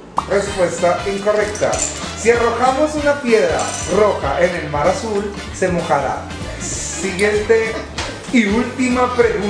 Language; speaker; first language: Spanish; native; Spanish